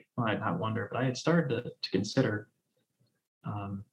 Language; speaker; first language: English; native; English